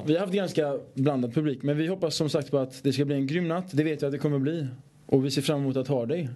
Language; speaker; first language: Swedish; early bilingual, other home language; Persian